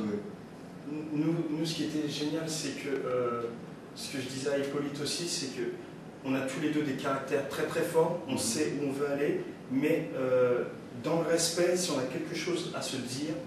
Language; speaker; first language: French; early bilingual, other home language; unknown